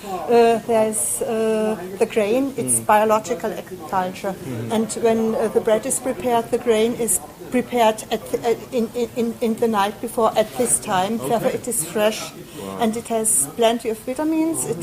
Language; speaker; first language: English; non-native, fluent; German